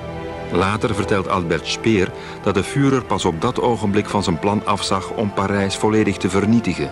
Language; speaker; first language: Dutch; native; Dutch